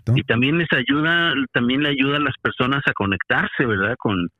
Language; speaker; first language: Spanish; native; Spanish